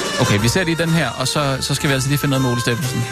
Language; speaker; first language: Danish; native; Danish